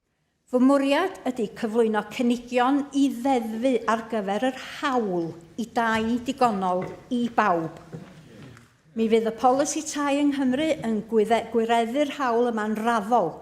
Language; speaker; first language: Welsh; native; Welsh